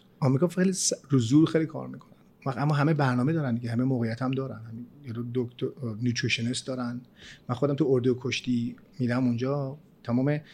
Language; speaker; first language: Persian; early bilingual, other home language; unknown